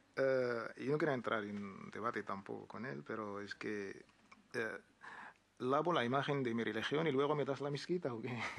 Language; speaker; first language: Spanish; non-native, fluent; Arabic